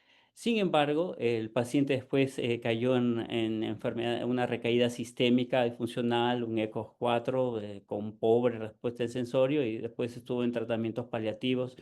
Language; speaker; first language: Spanish; native; Spanish